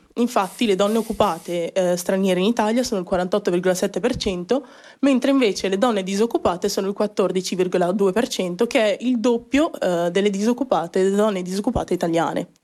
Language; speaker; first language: Italian; early bilingual, other home language; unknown